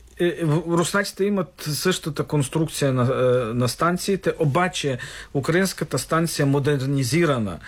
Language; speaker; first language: Bulgarian; non-native, fluent; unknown